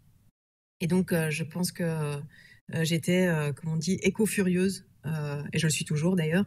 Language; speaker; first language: French; native; French